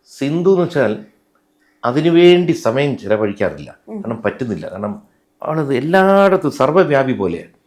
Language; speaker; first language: Malayalam; native; Malayalam